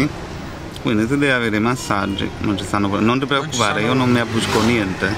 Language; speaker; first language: Italian; native; Italian